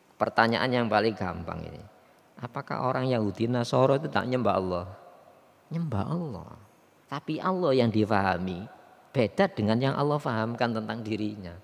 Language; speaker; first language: Indonesian; non-native, local second language; Javanese